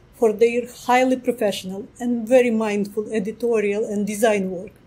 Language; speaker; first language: English; non-native, fluent; Ukrainian